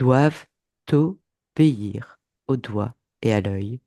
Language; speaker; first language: French; native; French